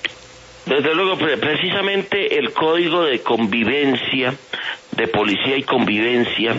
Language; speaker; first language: Spanish; native; Spanish